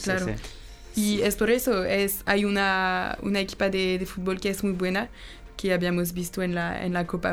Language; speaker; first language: Spanish; non-native, learner; French